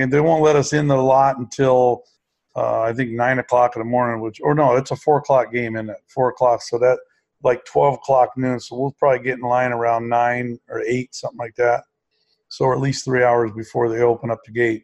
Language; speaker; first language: English; native; English